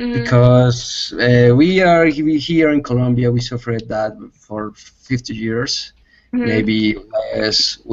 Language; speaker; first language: English; non-native, learner; Spanish